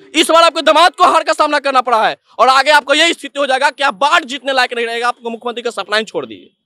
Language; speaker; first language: Hindi; native; Hindi